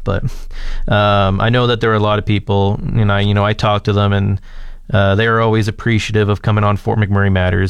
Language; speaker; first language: English; native; English